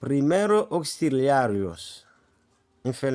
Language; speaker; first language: Spanish; non-native, learner; Haitian Creole